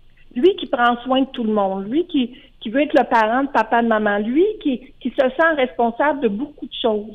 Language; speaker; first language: French; native; French